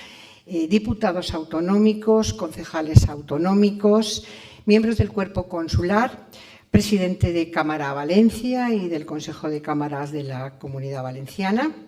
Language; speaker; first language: Spanish; native; Spanish